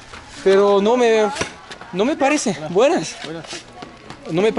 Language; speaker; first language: Spanish; non-native, learner; French